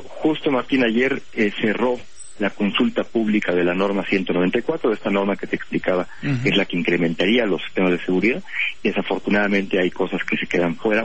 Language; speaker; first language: Spanish; native; Spanish